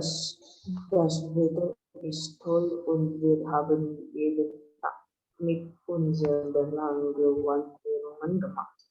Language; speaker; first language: German; non-native, learner; Indonesian